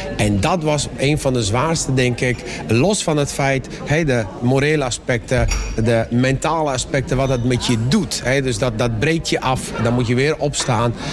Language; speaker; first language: Dutch; early bilingual, other home language; Persian